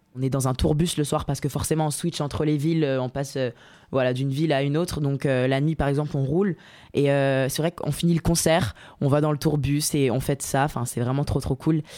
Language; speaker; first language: French; native; French